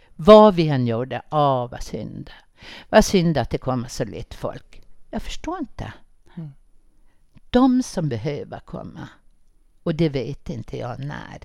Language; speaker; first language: Swedish; native; Swedish